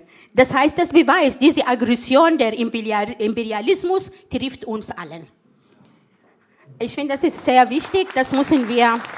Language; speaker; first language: German; non-native, fluent; Arabic